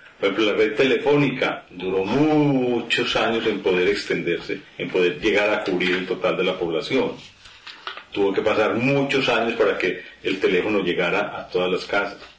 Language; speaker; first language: Spanish; native; Spanish